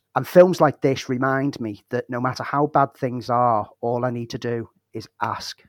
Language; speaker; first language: English; native; English